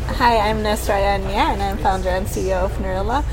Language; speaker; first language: English; non-native, fluent; Turkish